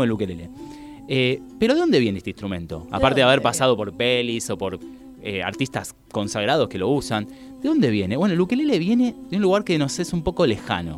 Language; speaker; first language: Spanish; native; Spanish